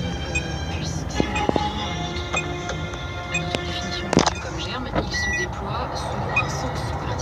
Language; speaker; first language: French; native; French